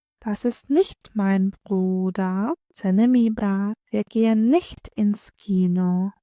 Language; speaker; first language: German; non-native, fluent; Ukrainian